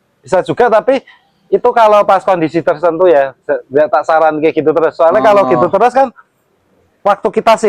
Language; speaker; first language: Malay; non-native, local second language; Javanese